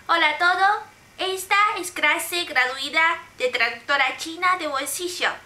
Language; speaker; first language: Spanish; non-native, fluent; Chinese